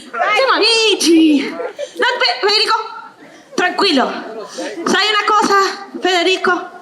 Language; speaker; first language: Italian; non-native, learner; Spanish